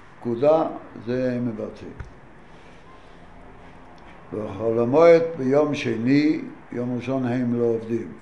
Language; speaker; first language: Hebrew; non-native, fluent; Yiddish